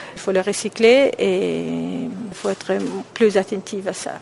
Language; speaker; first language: French; non-native, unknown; Italian